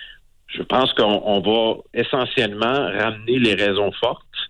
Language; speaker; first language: French; native; French